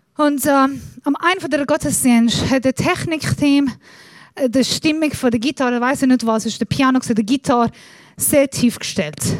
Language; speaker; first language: German; non-native, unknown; Persian